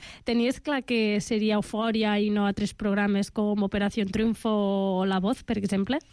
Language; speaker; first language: Catalan; native; Catalan